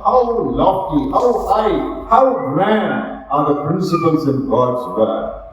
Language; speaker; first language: English; non-native, local second language; Malayalam